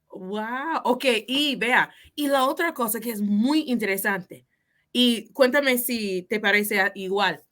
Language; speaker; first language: Spanish; non-native, fluent; English